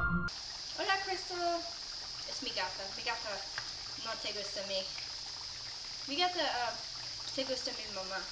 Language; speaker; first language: Spanish; non-native, learner; English